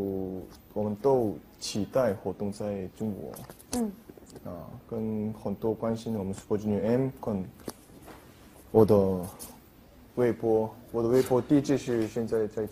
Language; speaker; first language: Chinese; non-native, learner; Korean